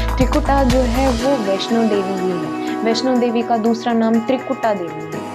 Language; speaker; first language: Hindi; native; Hindi